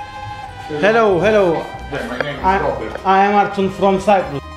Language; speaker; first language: English; non-native, fluent; Turkish